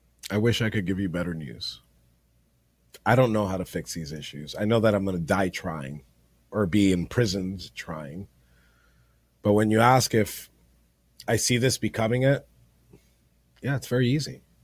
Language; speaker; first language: English; early bilingual, other home language; Spanish